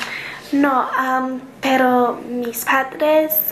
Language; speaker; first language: Spanish; non-native, learner; English